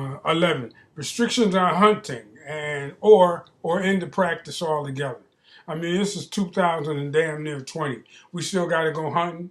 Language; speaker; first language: English; native; English